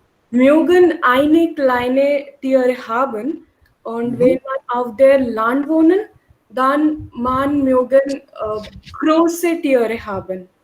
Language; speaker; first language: German; non-native, learner; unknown